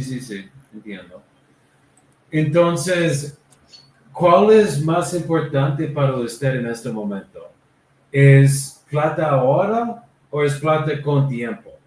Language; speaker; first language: Spanish; non-native, learner; English